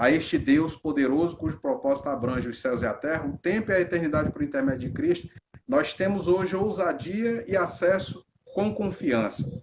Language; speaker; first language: Portuguese; native; Portuguese